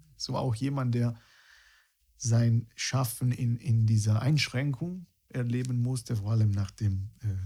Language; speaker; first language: German; non-native, fluent; Italian